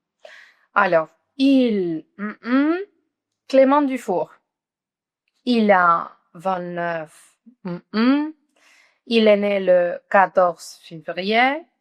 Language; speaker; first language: French; non-native, fluent; Spanish